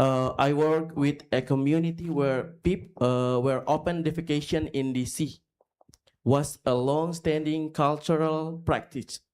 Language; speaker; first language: English; non-native, fluent; Indonesian